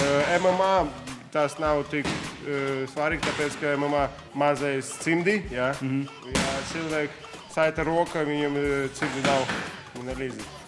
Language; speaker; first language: Latvian; non-native, learner; Russian